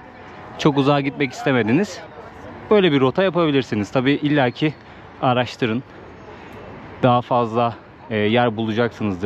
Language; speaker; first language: Turkish; native; Turkish